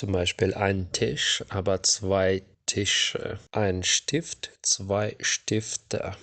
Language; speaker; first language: German; non-native, fluent; Ukrainian